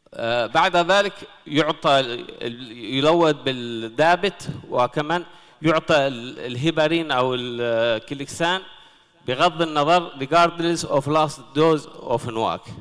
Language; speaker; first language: Arabic; native; Arabic